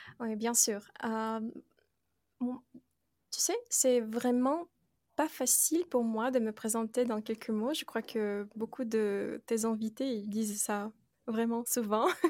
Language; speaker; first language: French; non-native, fluent; Russian